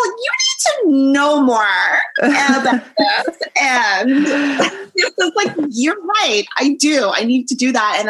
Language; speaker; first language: English; native; English